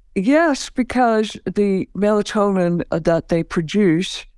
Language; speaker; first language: English; native; English